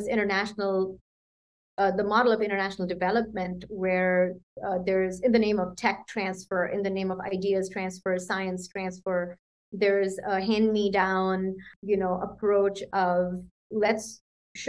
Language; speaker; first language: English; non-native, local second language; Punjabi